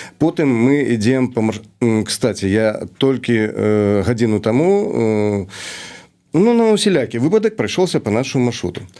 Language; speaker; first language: Belarusian; native; Belarusian